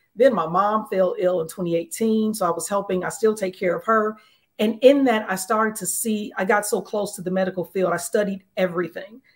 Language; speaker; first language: English; native; English